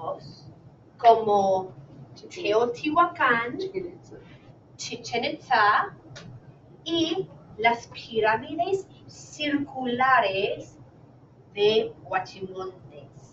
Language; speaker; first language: Spanish; non-native, fluent; English